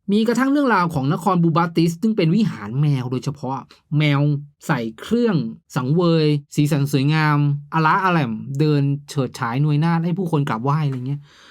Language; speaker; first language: Thai; native; Thai